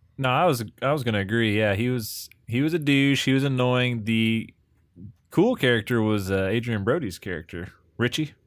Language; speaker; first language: English; native; English